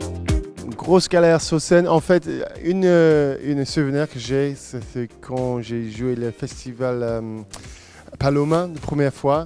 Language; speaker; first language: French; non-native, fluent; English